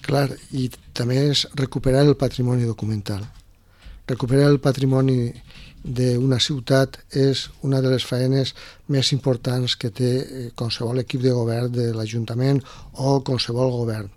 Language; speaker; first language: Catalan; native; Catalan